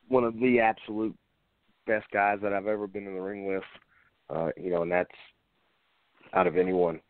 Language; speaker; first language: English; native; English